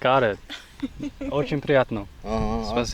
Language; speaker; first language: Russian; non-native, learner; English